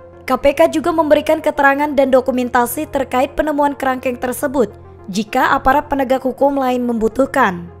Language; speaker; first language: Indonesian; native; Indonesian